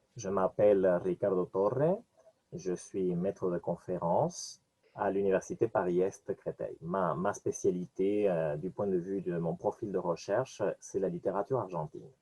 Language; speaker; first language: French; non-native, fluent; Spanish